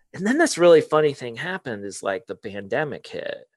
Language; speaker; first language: English; native; English